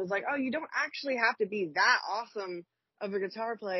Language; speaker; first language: English; native; English